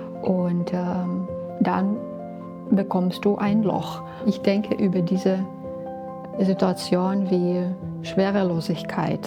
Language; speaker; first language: German; non-native, fluent; Belarusian